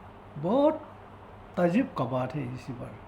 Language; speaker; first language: Hindi; non-native, local second language; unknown